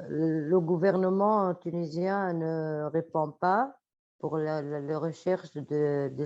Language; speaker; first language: French; non-native, local second language; Arabic